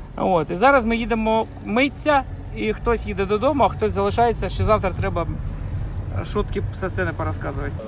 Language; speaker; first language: Ukrainian; non-native, local second language; Russian